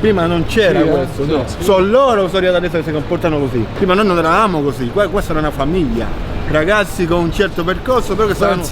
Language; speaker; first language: Italian; native; Italian